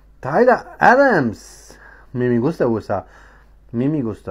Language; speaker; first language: Spanish; non-native, learner; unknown